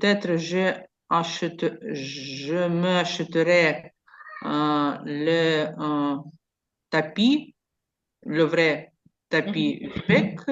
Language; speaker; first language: French; non-native, learner; Ukrainian